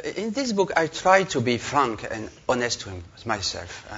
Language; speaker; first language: English; non-native, learner; French